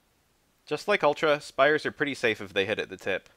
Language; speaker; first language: English; native; English